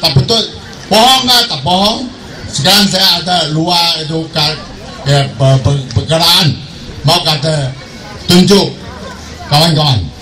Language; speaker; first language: Indonesian; non-native, local second language; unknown